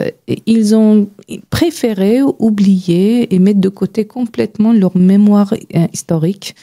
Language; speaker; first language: French; non-native, fluent; Persian